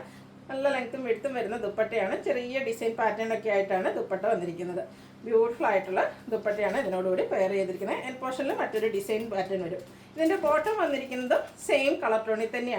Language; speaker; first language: Malayalam; native; Malayalam